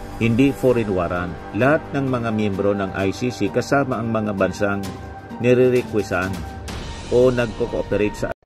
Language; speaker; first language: Filipino; non-native, local second language; Bikol